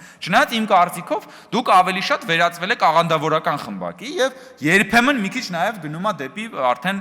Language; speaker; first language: Armenian; native; Armenian